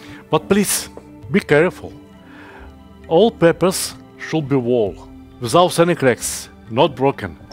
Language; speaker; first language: English; non-native, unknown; Russian